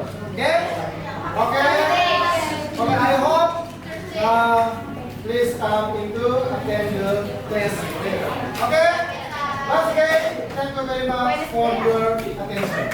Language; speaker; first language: English; non-native, learner; Indonesian